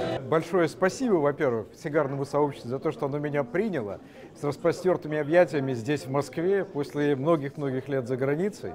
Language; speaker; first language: Russian; native; Russian